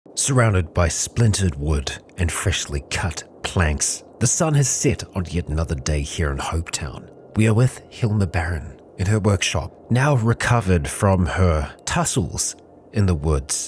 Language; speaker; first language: English; native; English